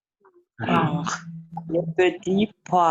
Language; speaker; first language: French; non-native, learner; Indonesian